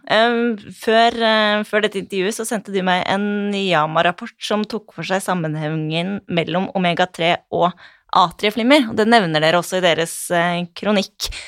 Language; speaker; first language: Norwegian; native; Norwegian